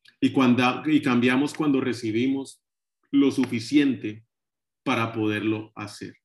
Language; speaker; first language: Spanish; native; Spanish